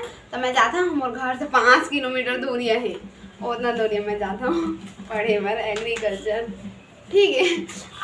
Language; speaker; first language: Hindi; non-native, local second language; Chhattisgarhi